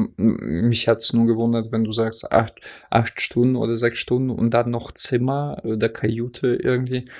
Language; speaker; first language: German; non-native, fluent; Russian